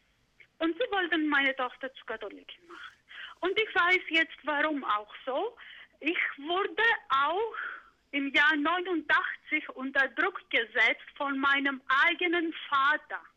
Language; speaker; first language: German; non-native, fluent; Greek